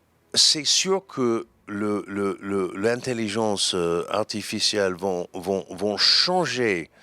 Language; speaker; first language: French; non-native, fluent; English